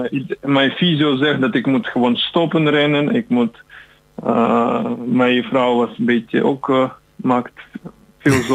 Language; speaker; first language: Dutch; non-native, learner; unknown